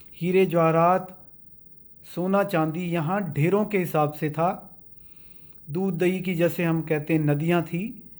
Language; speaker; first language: Hindi; native; Hindi